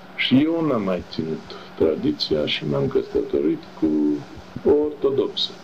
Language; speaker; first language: Romanian; non-native, local second language; German